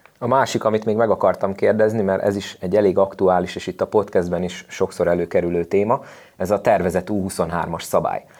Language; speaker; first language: Hungarian; native; Hungarian